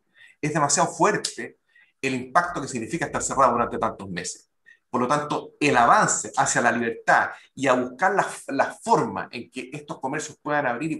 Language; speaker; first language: Spanish; native; Spanish